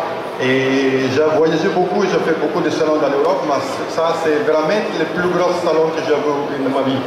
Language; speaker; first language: French; non-native, learner; Italian